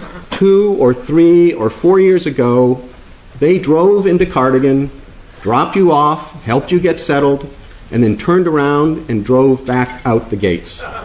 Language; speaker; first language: English; native; English